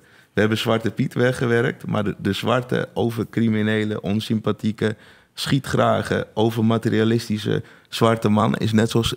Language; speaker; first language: Dutch; native; Dutch